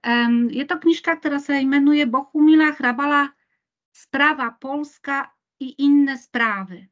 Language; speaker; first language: Czech; non-native, fluent; Polish